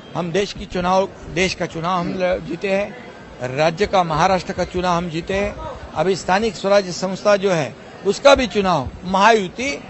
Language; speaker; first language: Hindi; non-native, local second language; Marathi